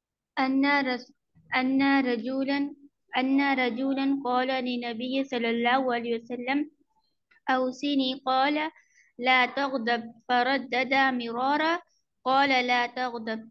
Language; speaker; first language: Arabic; non-native, learner; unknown